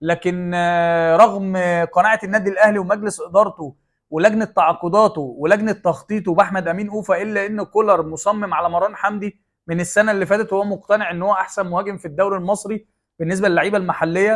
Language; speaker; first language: Arabic; native; Arabic